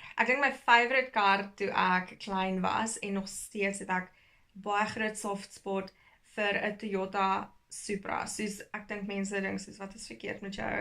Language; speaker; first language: Afrikaans; early bilingual, heritage; Afrikaans